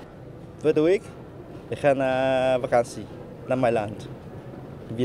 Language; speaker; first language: Dutch; non-native, learner; Vietnamese